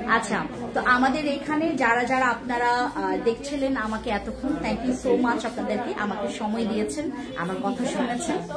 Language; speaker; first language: Bangla; non-native, local second language; Khasi